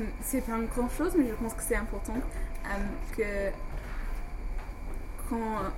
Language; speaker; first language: French; non-native, fluent; English